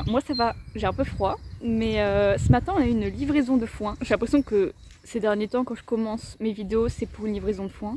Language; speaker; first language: French; native; French